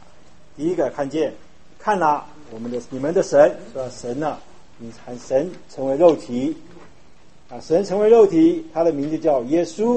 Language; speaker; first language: Chinese; native; Chinese